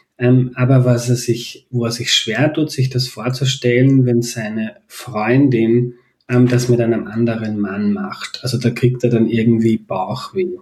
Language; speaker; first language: German; native; German